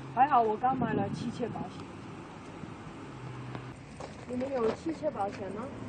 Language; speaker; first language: Chinese; non-native, learner; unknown